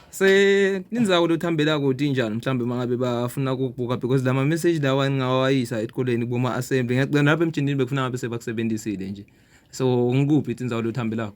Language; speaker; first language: Zulu; native; Zulu